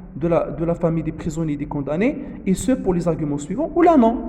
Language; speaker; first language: French; non-native, local second language; Arabic